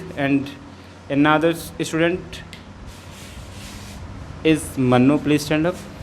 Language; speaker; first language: English; non-native, learner; Hindi